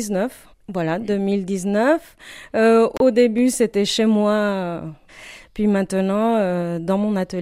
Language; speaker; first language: French; non-native, fluent; Spanish